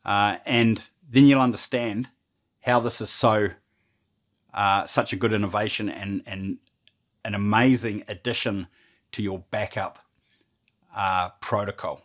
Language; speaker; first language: English; native; English